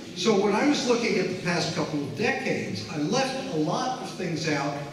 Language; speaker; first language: English; native; English